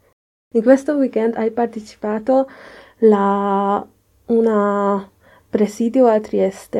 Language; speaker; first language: Italian; non-native, learner; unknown